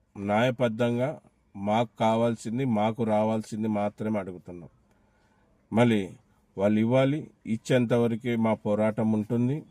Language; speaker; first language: Telugu; non-native, local second language; Urdu